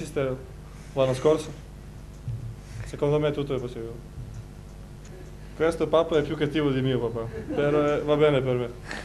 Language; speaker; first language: Italian; non-native, learner; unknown